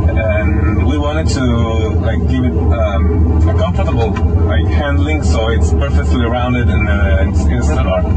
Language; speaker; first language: English; non-native, fluent; Italian